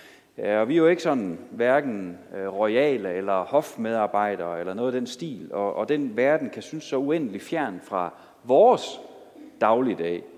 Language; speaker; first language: Danish; native; Danish